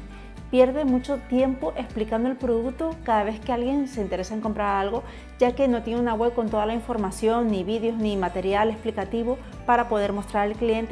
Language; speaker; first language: Spanish; native; Spanish